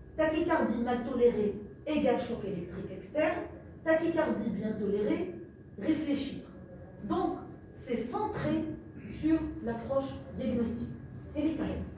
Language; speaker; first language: French; non-native, local second language; Arabic